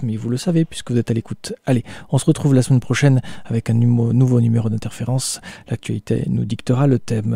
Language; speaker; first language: French; native; French